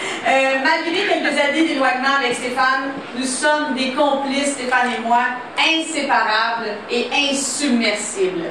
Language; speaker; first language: French; native; French